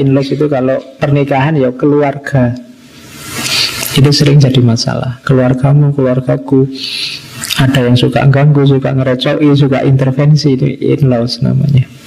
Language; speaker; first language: Indonesian; non-native, local second language; Javanese